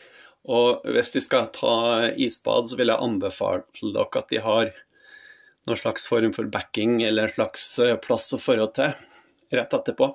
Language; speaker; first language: Norwegian; native; Norwegian